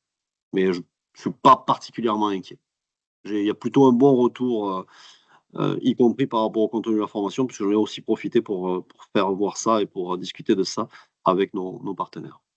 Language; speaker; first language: French; native; French